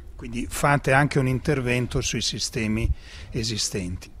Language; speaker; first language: Italian; native; Italian